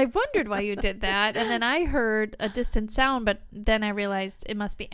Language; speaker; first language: English; native; English